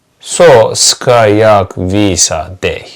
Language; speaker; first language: Swedish; non-native, fluent; Turkish